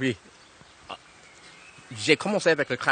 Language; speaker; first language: French; non-native, learner; English